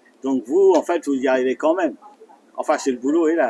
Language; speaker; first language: French; native; French